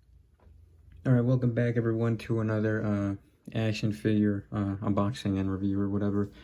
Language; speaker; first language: English; native; English